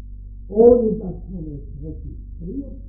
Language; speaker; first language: German; native; German